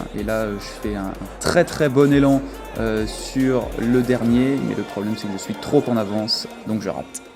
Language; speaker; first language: French; native; French